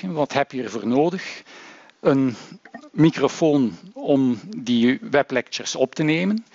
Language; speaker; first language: Dutch; native; Dutch